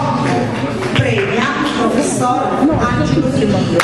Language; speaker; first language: Italian; native; Italian